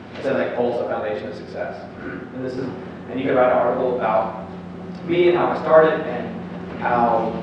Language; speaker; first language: English; native; English